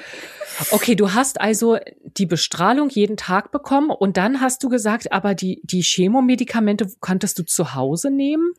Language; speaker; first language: German; native; German